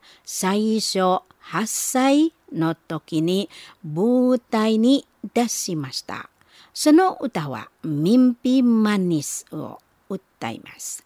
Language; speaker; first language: Japanese; non-native, learner; Indonesian